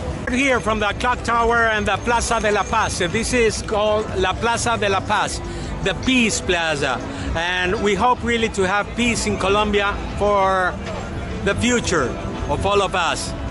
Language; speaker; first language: English; non-native, fluent; Spanish